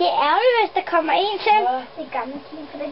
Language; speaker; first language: Danish; native; Danish